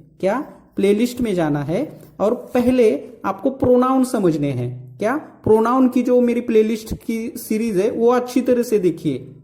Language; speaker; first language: Hindi; non-native, local second language; Marathi